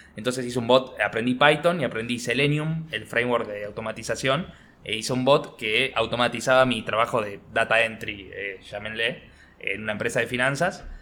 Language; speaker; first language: Spanish; native; Spanish